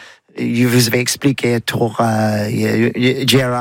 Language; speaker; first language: French; non-native, learner; English